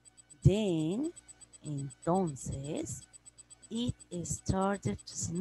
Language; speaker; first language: English; non-native, learner; Spanish